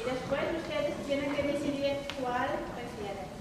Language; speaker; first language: Spanish; non-native, fluent; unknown